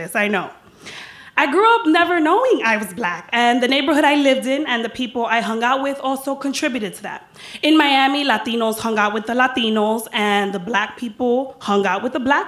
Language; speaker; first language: English; early bilingual, other home language; Spanish